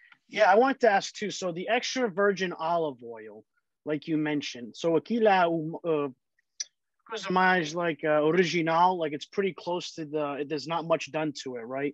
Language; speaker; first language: English; early bilingual, other home language; Portuguese